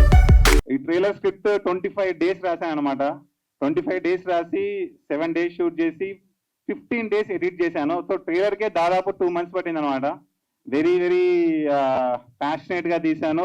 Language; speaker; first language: Telugu; native; Telugu